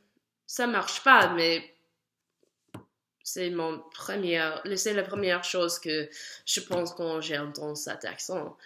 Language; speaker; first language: French; non-native, learner; English